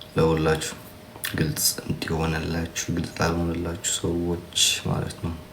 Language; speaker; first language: Amharic; non-native, local second language; Tigrinya